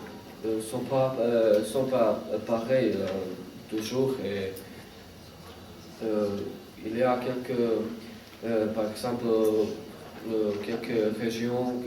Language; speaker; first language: French; non-native, learner; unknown